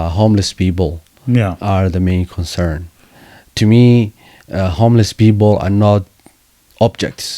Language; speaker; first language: English; non-native, fluent; Somali